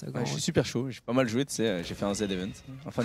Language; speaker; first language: French; native; French